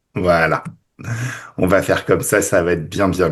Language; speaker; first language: French; native; French